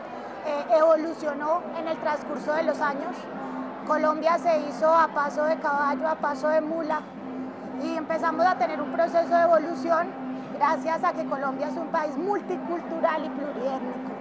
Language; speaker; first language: Spanish; native; Spanish